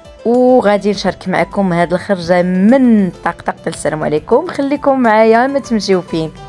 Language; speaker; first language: Arabic; native; Arabic